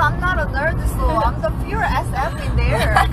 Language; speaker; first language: English; non-native, learner; Korean